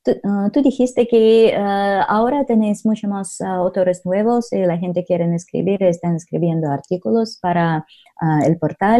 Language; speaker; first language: Spanish; non-native, learner; Russian